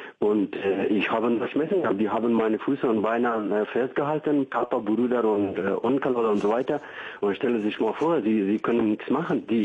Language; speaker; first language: German; non-native, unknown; Arabic